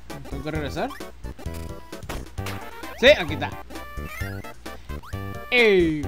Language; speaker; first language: Spanish; native; Spanish